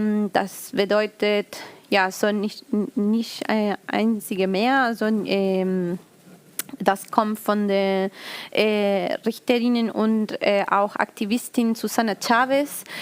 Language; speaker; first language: German; non-native, learner; Spanish